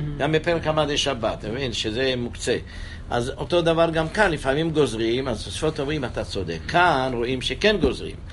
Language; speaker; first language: Hebrew; native; Hebrew